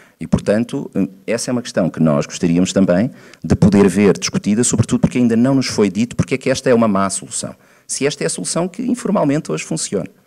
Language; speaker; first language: Portuguese; native; Portuguese